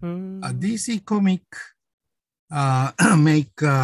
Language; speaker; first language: English; non-native, learner; Japanese